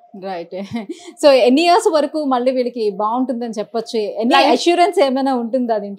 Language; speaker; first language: Telugu; native; Telugu